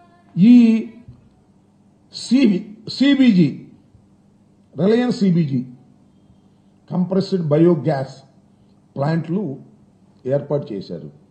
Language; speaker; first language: Telugu; native; Telugu